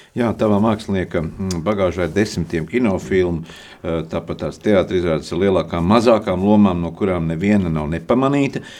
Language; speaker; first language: Latvian; native; Latvian